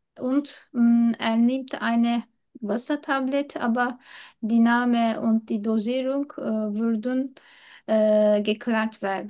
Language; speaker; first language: German; non-native, learner; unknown